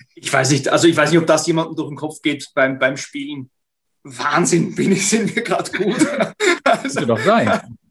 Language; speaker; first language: German; native; German